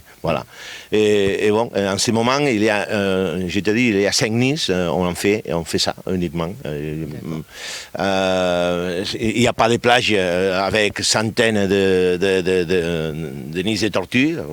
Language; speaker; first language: French; non-native, fluent; Catalan